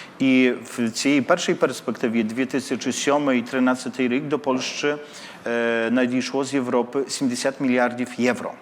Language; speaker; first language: Polish; non-native, learner; Ukrainian